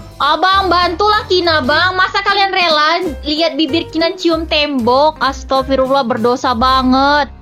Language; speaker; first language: Indonesian; native; Indonesian